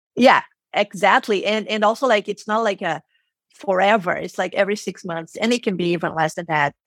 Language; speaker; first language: English; non-native, fluent; Portuguese